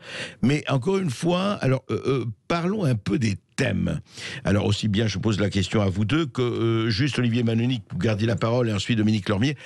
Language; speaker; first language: French; native; French